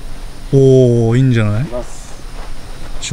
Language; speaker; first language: Japanese; native; Japanese